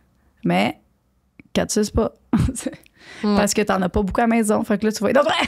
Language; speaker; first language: French; native; French